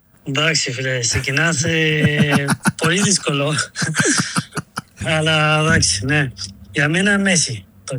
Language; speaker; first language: Greek; non-native, learner; Spanish